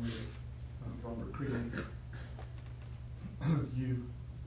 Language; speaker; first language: English; native; English